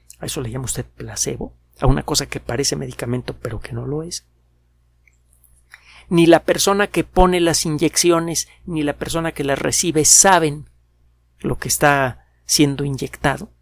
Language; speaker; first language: Spanish; native; Spanish